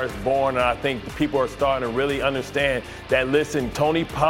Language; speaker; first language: English; native; English